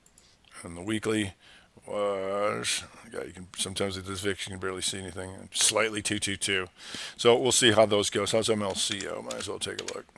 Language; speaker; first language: English; native; English